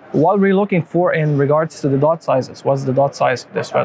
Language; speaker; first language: English; non-native, fluent; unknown